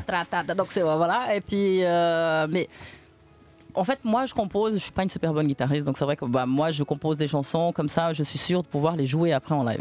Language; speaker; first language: French; native; French